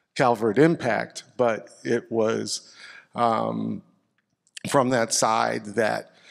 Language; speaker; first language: English; native; English